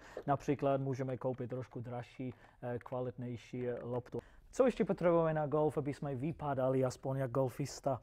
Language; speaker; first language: Czech; non-native, fluent; English